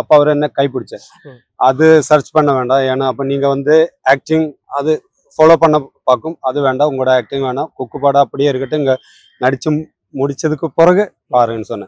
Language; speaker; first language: Tamil; non-native, learner; Malayalam